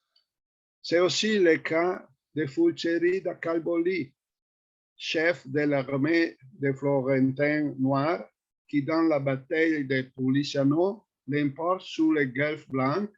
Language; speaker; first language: French; non-native, fluent; Italian